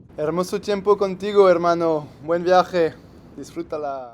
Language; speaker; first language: Spanish; non-native, fluent; French